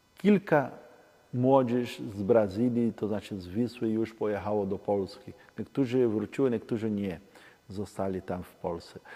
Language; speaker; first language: Polish; non-native, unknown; Portuguese